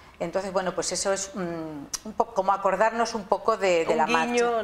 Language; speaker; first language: Spanish; native; Spanish